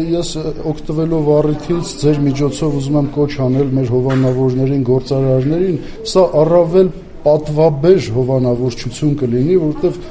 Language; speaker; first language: Armenian; native; Armenian